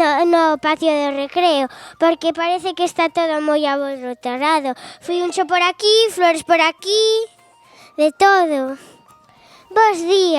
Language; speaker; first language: Galician; non-native, local second language; Spanish